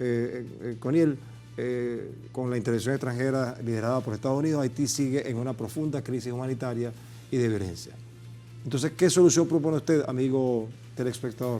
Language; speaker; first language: Spanish; native; Spanish